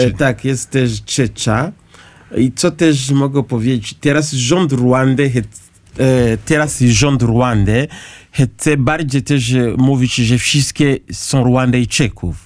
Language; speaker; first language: Polish; non-native, learner; Kinyarwanda